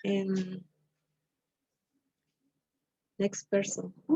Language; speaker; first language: English; non-native, learner; Spanish